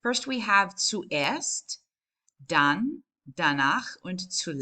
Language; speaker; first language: German; non-native, fluent; English